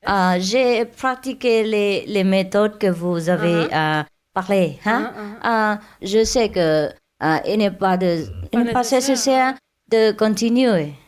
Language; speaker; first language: French; non-native, learner; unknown